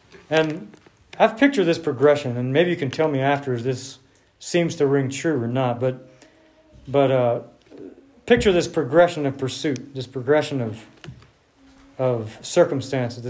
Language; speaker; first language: English; native; English